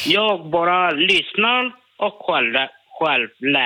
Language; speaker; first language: Swedish; non-native, learner; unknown